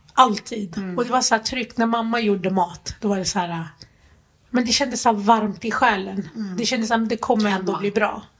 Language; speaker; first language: Swedish; early bilingual, other home language; Arabic